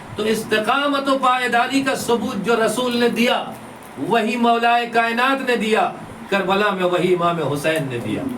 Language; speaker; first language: Urdu; native; Urdu